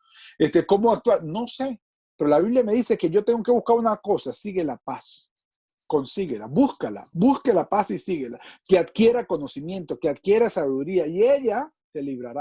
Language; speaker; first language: Spanish; native; Spanish